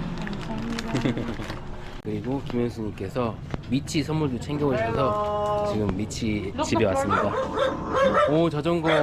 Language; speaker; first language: Korean; native; Korean